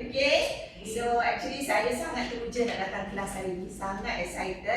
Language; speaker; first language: Malay; native; Malay